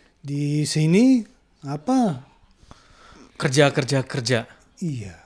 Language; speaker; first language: Indonesian; non-native, learner; German